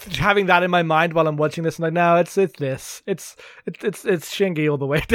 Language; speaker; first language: English; native; English